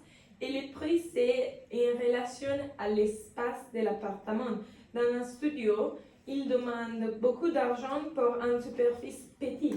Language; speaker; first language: French; non-native, learner; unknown